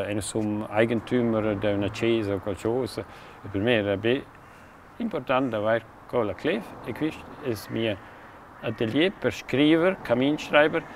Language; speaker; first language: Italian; non-native, local second language; German